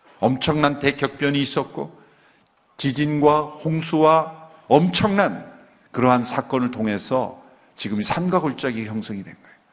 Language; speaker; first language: Korean; native; Korean